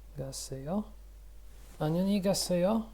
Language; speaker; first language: Korean; non-native, learner; Russian